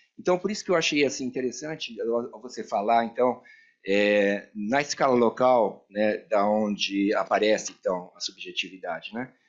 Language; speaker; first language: Portuguese; native; Portuguese